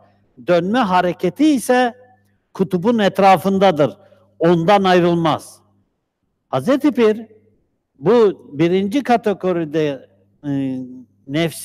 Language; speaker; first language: Turkish; native; Turkish